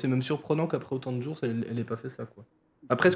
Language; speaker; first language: French; native; French